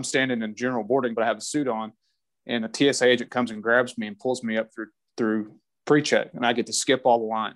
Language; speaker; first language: English; native; English